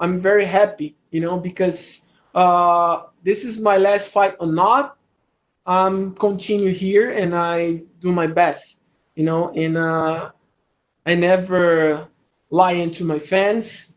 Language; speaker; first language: English; non-native, learner; Portuguese